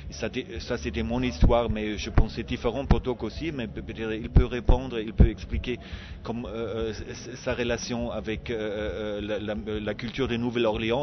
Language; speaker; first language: French; non-native, fluent; German